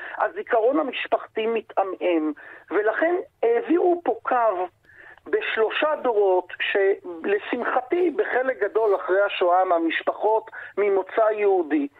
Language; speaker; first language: Hebrew; native; Hebrew